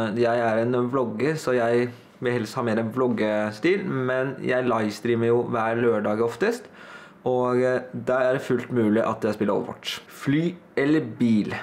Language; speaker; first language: Norwegian; early bilingual, other home language; Thai